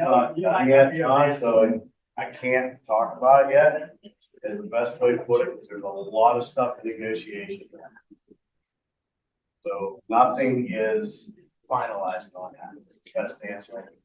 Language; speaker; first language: English; native; English